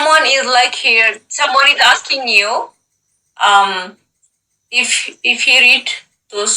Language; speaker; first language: English; non-native, local second language; Amharic